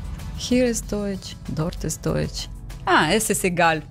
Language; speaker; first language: German; non-native, learner; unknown